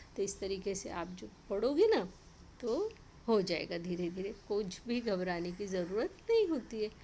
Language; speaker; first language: Hindi; non-native, local second language; Marathi